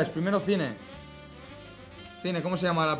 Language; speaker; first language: Spanish; native; Spanish